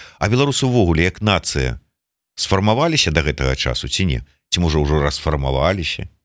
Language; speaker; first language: Belarusian; non-native, local second language; Russian